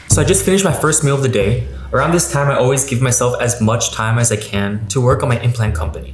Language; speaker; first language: English; non-native, fluent; Spanish